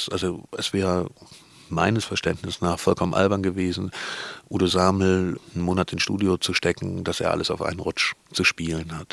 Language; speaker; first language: German; native; German